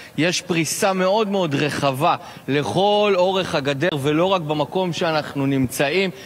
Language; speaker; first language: Hebrew; native; Hebrew